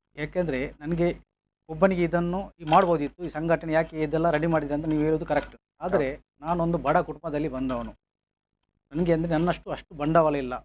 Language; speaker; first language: Kannada; non-native, local second language; Tulu